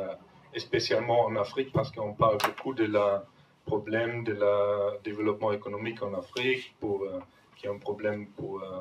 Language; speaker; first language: French; non-native, fluent; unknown